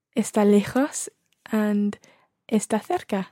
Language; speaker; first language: Spanish; non-native, learner; English